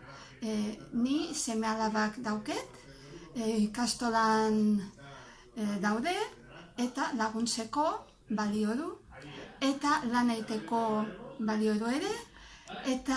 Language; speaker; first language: Basque; non-native, learner; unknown